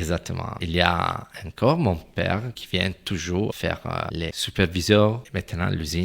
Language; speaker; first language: French; non-native, fluent; Italian